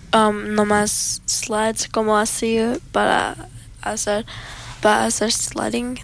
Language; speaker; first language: Spanish; early bilingual, other home language; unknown